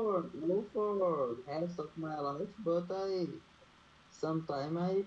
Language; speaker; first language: English; non-native, learner; Portuguese